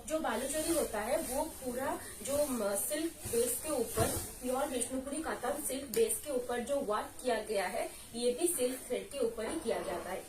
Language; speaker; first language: Hindi; non-native, local second language; Bangla